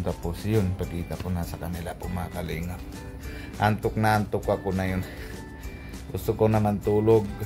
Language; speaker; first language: Filipino; non-native, learner; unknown